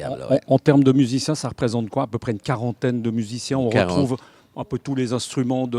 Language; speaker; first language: French; native; French